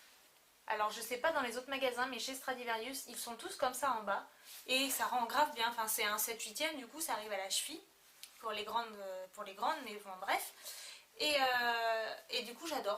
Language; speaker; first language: French; native; French